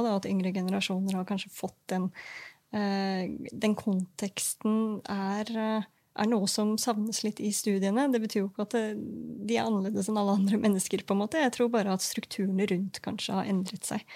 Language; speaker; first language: Norwegian; native; Norwegian